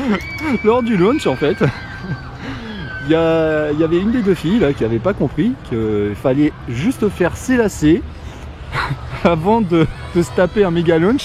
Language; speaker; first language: French; native; French